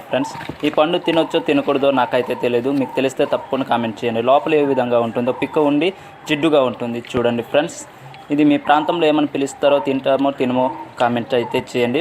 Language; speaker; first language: Telugu; non-native, local second language; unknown